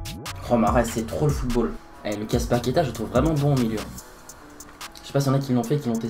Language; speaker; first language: French; native; French